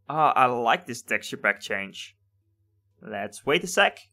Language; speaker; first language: English; non-native, fluent; Dutch